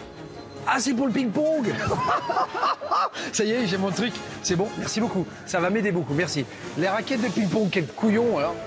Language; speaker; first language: French; native; French